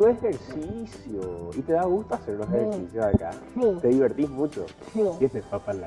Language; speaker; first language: Spanish; native; Spanish